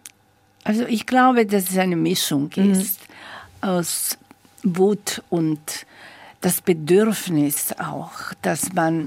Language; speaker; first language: German; non-native, fluent; Slovak